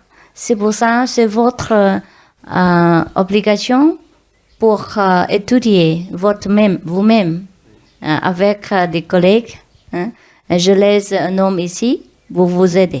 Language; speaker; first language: French; non-native, learner; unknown